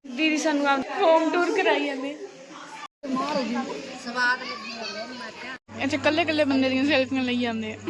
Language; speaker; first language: Punjabi; non-native, local second language; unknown